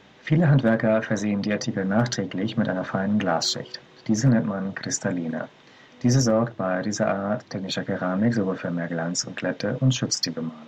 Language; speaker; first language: German; native; German